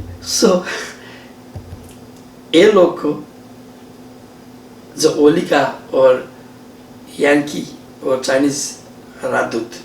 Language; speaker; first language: Hindi; non-native, learner; Nepali